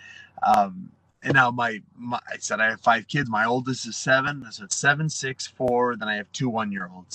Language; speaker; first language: English; native; English